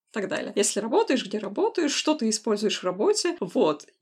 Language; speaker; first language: Russian; native; Russian